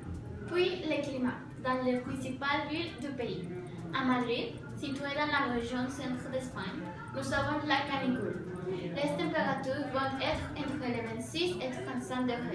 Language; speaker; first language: French; non-native, learner; Spanish